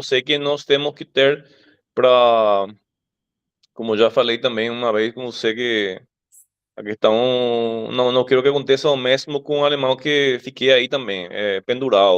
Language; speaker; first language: Portuguese; non-native, fluent; Spanish